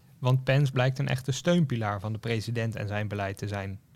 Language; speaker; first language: Dutch; native; Dutch